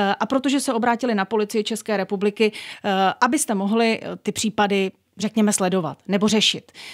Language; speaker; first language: Czech; native; Czech